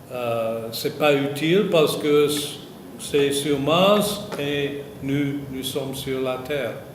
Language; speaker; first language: French; non-native, fluent; English